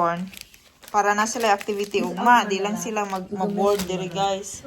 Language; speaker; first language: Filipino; non-native, local second language; Cebuano